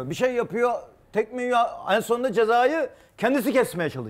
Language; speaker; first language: Turkish; native; Turkish